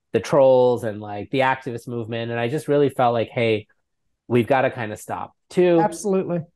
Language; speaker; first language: English; native; English